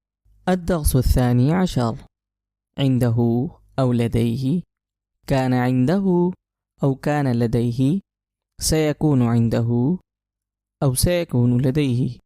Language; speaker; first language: Arabic; non-native, fluent; Urdu